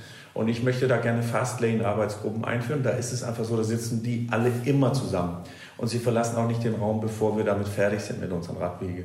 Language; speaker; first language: German; non-native, fluent; Danish